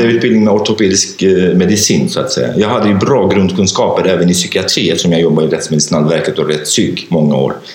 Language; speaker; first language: Swedish; non-native, fluent; Kurdish